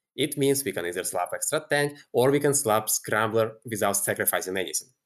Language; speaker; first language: English; non-native, fluent; Russian